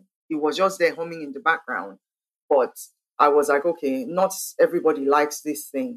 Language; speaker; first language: English; non-native, local second language; Igbo